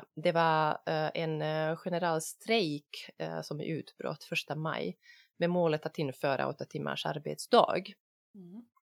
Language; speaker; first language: Swedish; non-native, fluent; Bosnian